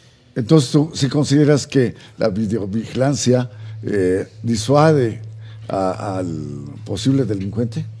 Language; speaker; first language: Spanish; native; Spanish